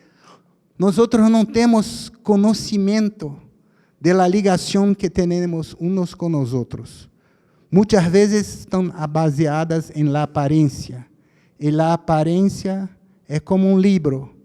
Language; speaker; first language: Spanish; non-native, fluent; Portuguese